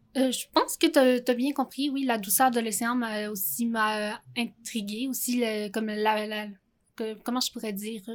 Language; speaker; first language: French; native; French